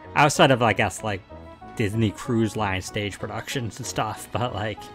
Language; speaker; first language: English; native; English